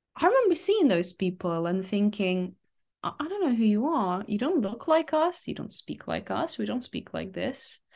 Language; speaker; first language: English; early bilingual, other home language; Ukrainian